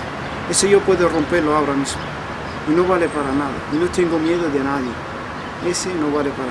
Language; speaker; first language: Spanish; non-native, learner; Arabic